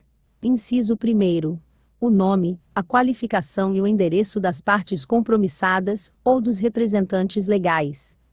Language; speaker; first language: Portuguese; native; Portuguese